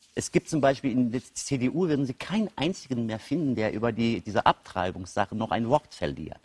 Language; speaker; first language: German; early bilingual, other home language; Turkish